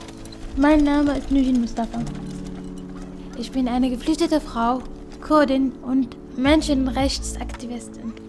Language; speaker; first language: German; non-native, fluent; Kurdish